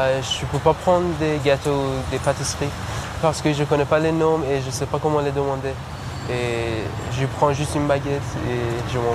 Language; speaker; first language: French; non-native, learner; Persian